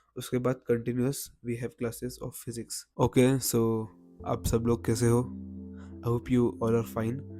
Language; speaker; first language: Hindi; non-native, local second language; Marathi